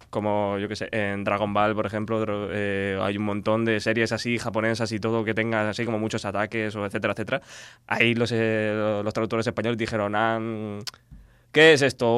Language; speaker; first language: Spanish; native; Spanish